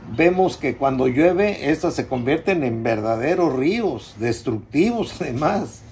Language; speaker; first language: Spanish; native; Spanish